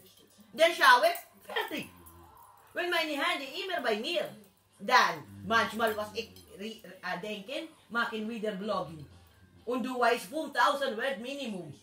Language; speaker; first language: German; non-native, learner; Filipino